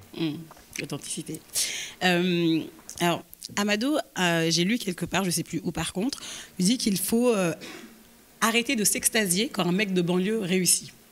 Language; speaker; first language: French; native; French